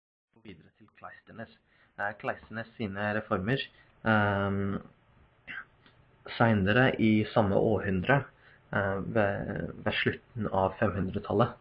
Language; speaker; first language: Norwegian; non-native, fluent; English